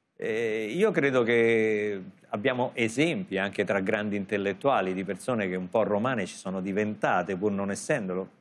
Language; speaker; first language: Italian; native; Italian